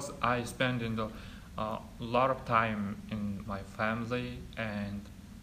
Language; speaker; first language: English; non-native, learner; Mongolian